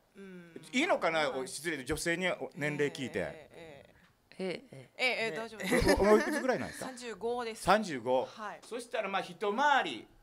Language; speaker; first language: Japanese; native; Japanese